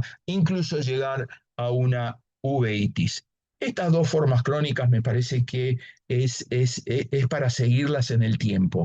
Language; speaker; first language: Spanish; native; Spanish